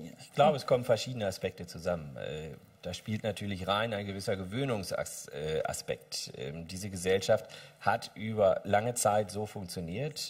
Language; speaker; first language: German; native; German